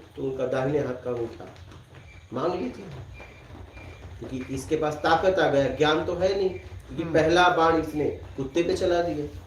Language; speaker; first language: Hindi; native; Hindi